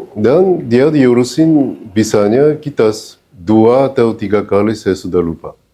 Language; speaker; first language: Indonesian; non-native, fluent; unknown